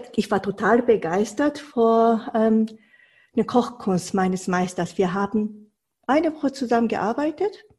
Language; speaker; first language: German; non-native, fluent; Japanese